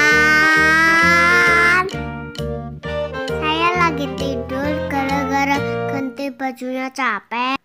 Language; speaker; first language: Indonesian; early bilingual, other home language; Korean